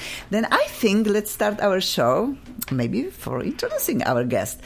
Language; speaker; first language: English; non-native, fluent; Polish